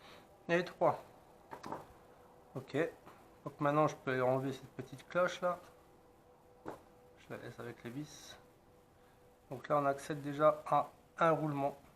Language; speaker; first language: French; native; French